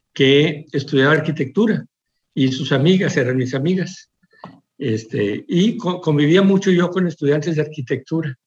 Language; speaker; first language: Spanish; native; Spanish